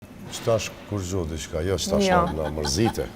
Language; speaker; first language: Albanian; native; Albanian